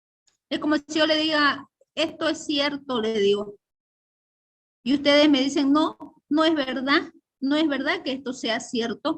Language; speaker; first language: Spanish; native; Spanish